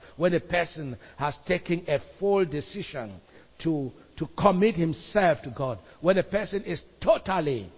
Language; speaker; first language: English; non-native, local second language; Igbo